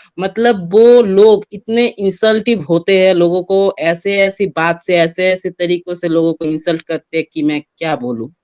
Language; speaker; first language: Hindi; non-native, fluent; Bangla